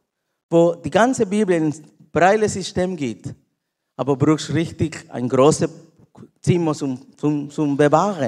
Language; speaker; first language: German; non-native, learner; Spanish